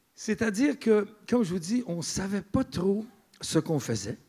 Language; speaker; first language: French; native; French